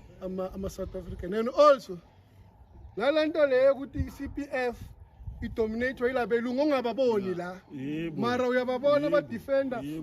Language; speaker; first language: Zulu; native; Zulu